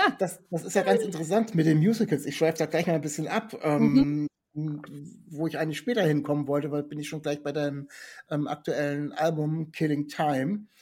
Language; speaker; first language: German; native; German